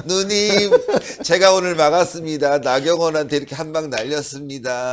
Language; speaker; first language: Korean; native; Korean